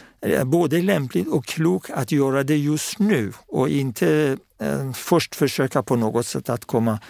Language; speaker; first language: Swedish; non-native, fluent; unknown